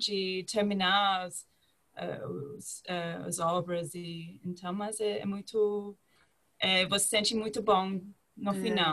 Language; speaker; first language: Portuguese; non-native, fluent; English